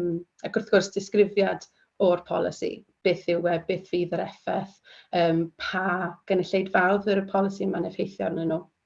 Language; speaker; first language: Welsh; native; Welsh